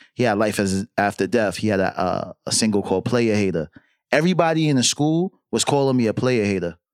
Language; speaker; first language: English; native; English